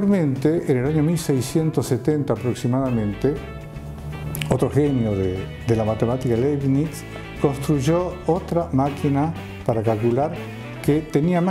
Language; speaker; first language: Spanish; native; Spanish